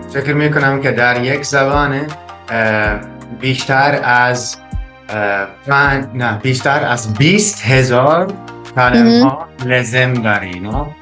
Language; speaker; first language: Persian; non-native, learner; Dutch